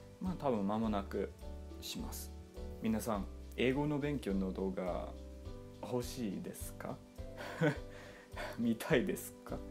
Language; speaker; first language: Japanese; non-native, learner; English